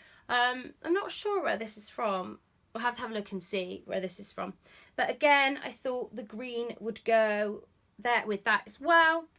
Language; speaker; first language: English; native; English